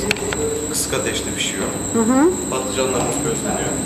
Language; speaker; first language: Turkish; native; Turkish